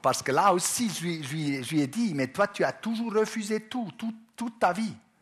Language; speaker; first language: French; non-native, local second language; German